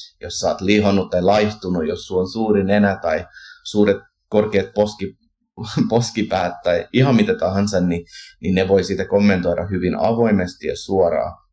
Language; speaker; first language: Finnish; early bilingual, heritage; Finnish